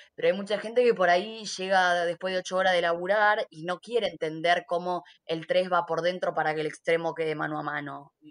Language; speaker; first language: Spanish; native; Spanish